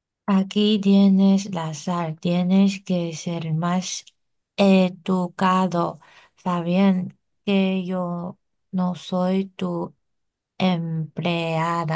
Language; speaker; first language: Spanish; non-native, learner; Chinese